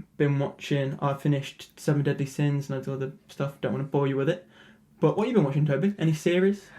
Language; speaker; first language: English; native; English